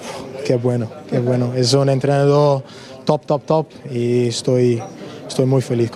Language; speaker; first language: Spanish; non-native, learner; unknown